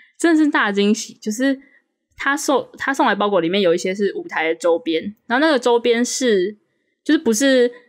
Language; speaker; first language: Chinese; native; Chinese